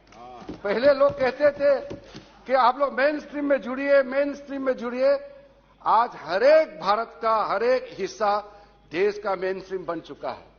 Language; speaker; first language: Hindi; non-native, local second language; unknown